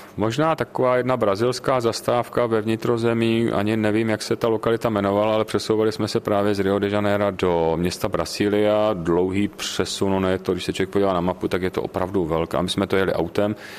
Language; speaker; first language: Czech; native; Czech